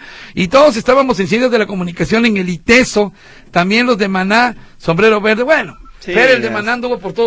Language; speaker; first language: Spanish; native; Spanish